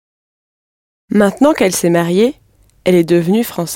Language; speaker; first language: French; non-native, learner; English